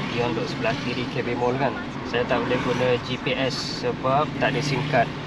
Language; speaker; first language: Malay; non-native, fluent; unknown